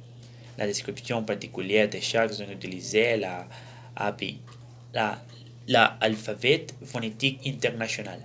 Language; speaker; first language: French; non-native, learner; Spanish